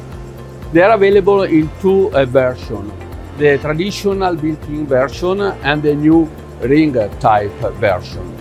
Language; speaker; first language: English; non-native, fluent; Italian